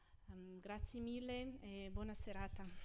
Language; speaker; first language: Italian; non-native, fluent; Ukrainian